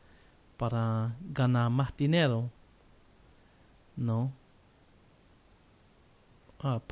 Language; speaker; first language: Spanish; non-native, learner; German